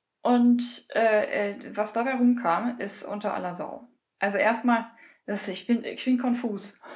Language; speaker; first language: German; native; German